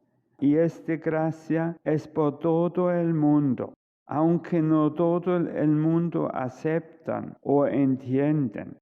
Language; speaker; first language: Spanish; non-native, fluent; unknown